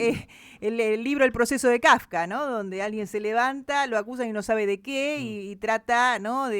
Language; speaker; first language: Spanish; native; Spanish